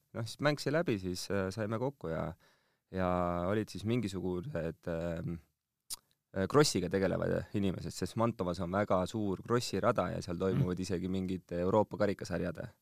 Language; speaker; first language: Estonian; native; Estonian